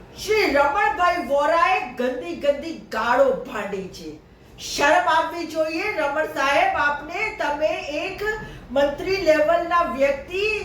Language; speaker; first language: Gujarati; native; Gujarati